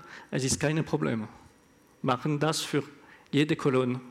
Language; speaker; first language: German; non-native, learner; French